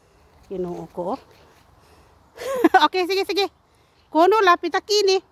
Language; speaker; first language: Finnish; non-native, learner; Cebuano